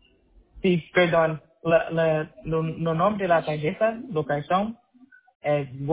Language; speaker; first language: Spanish; non-native, learner; Portuguese